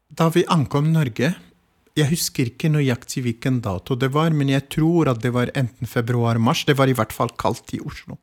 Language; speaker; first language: Norwegian; non-native, fluent; Arabic